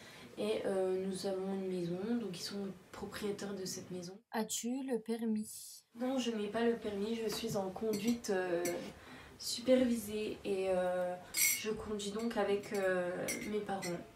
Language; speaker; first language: French; native; French